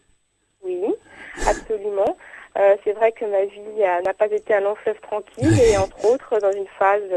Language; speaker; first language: French; native; French